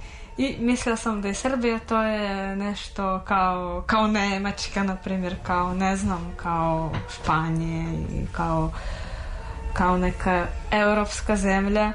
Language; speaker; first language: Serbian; non-native, fluent; Russian